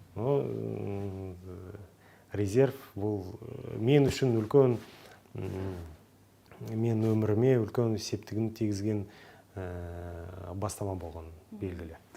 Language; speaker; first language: Kazakh; non-native, local second language; Russian